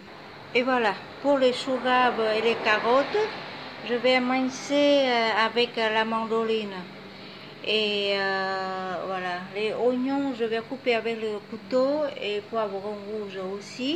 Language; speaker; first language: French; non-native, fluent; Vietnamese